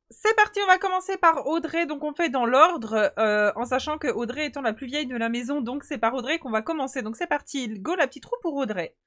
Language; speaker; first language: French; native; French